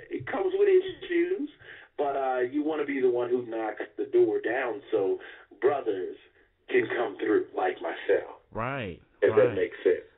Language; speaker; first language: English; native; English